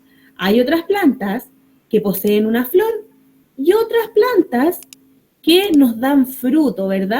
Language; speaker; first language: Spanish; native; Spanish